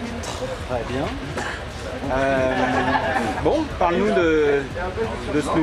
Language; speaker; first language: French; native; French